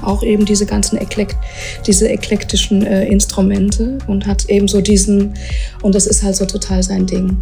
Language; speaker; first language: German; native; German